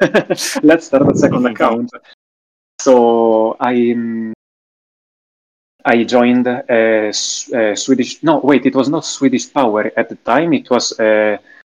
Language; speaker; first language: English; non-native, fluent; Italian